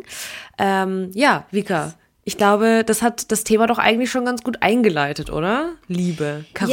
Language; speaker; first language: German; early bilingual, other home language; Russian